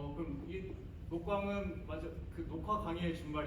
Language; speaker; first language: Korean; native; Korean